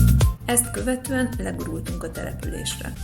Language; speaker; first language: Hungarian; native; Hungarian